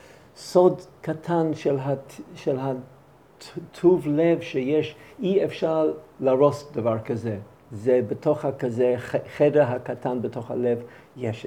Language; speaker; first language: Hebrew; non-native, fluent; English